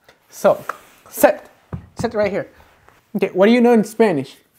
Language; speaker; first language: English; non-native, fluent; Spanish